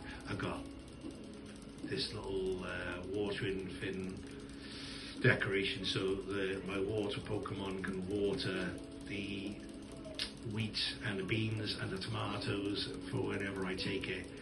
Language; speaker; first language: English; native; English